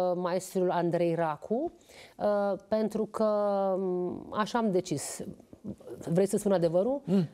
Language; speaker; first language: Romanian; native; Romanian